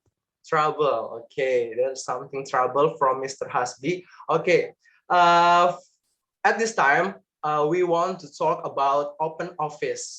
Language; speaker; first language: English; non-native, learner; Indonesian